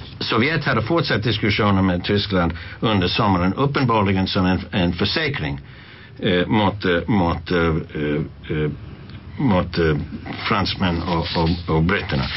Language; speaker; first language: Swedish; non-native, fluent; English